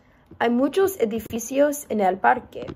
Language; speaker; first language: Spanish; non-native, learner; English